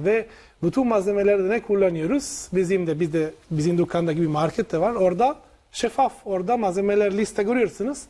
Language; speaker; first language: Turkish; non-native, learner; Italian